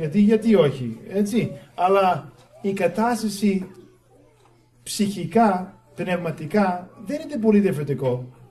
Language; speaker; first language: Greek; non-native, fluent; English